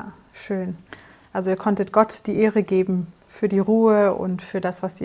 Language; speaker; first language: German; native; German